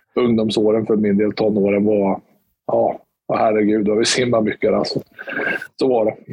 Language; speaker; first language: Swedish; native; Swedish